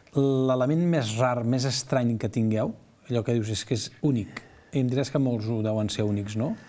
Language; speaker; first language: Catalan; native; Catalan